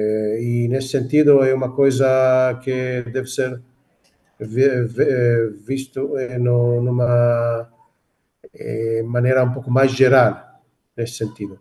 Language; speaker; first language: Portuguese; non-native, fluent; Hebrew